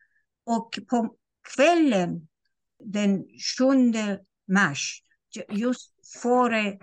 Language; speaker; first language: Swedish; non-native, fluent; Persian